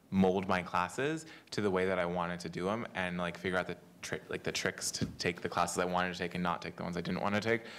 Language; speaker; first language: English; native; English